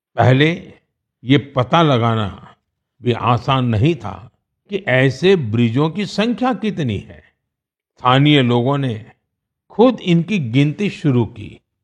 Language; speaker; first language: Hindi; non-native, local second language; Gujarati